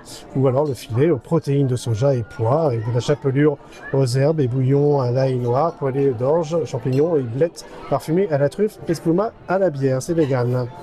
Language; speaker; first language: French; native; French